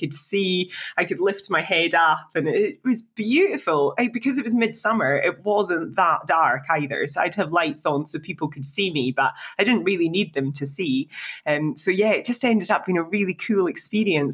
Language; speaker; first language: English; native; English